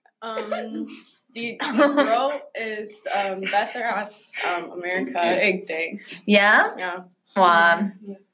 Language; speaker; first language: German; non-native, learner; English